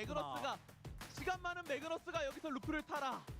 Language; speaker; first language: Korean; native; Korean